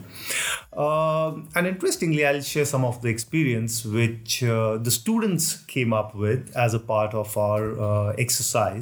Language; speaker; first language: English; non-native, local second language; Hindi